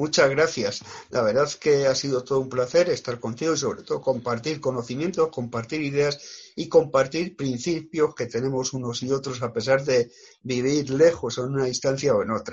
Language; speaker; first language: Spanish; native; Spanish